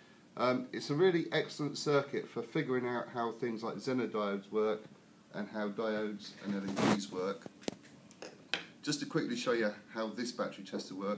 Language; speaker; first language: English; native; English